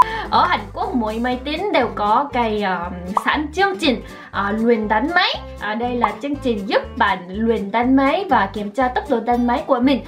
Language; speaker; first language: Vietnamese; non-native, fluent; Korean